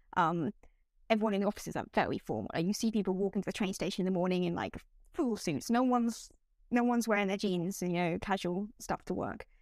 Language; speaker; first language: English; native; English